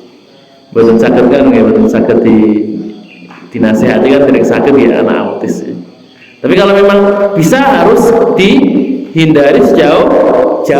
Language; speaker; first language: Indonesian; non-native, local second language; Javanese